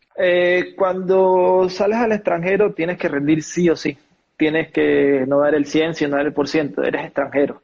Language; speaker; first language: Spanish; native; Spanish